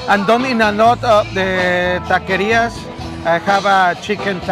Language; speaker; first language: English; non-native, learner; Spanish